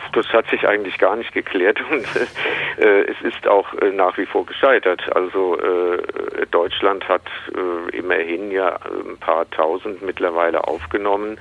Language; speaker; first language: German; native; German